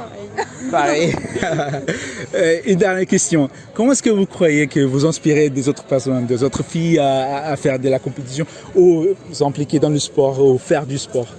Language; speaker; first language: French; non-native, learner; Spanish